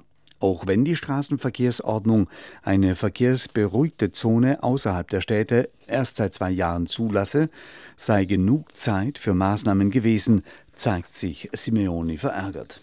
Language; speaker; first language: German; native; German